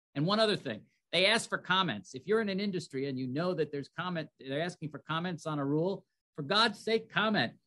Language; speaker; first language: English; native; English